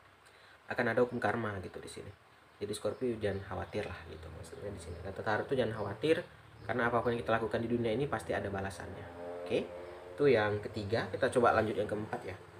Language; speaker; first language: Indonesian; native; Indonesian